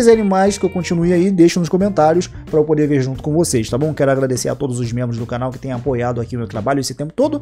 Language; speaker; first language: Portuguese; native; Portuguese